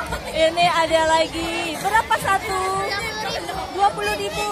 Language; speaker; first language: Indonesian; native; Indonesian